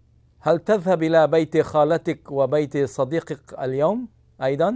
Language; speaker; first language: Arabic; non-native, fluent; English